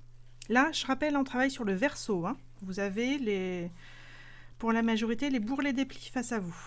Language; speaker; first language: French; native; French